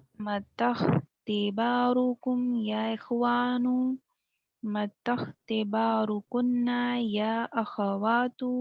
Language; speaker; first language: Arabic; non-native, learner; Urdu